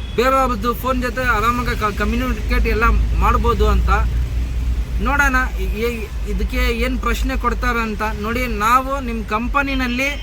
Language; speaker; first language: Kannada; non-native, local second language; Urdu